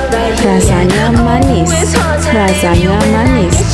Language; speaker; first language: Indonesian; native; Indonesian